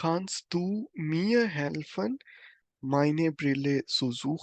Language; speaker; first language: German; non-native, fluent; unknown